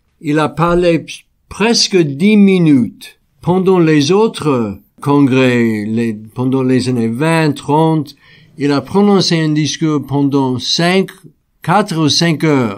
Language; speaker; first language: French; non-native, fluent; English